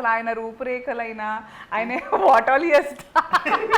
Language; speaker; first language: Telugu; native; Telugu